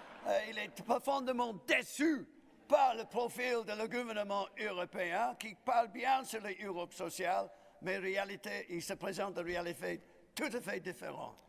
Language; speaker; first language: French; non-native, fluent; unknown